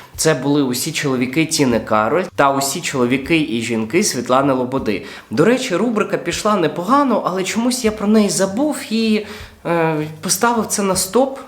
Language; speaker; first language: Ukrainian; non-native, local second language; Russian